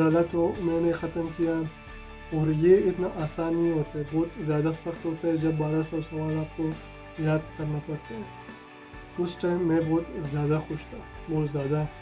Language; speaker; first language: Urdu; non-native, fluent; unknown